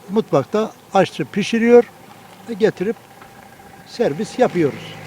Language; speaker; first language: Turkish; native; Turkish